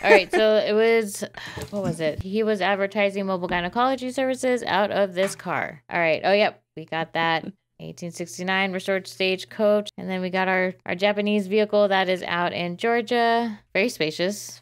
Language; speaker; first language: English; native; English